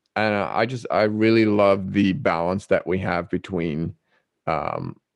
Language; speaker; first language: English; non-native, fluent; Dutch